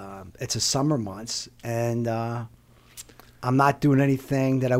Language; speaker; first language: English; native; English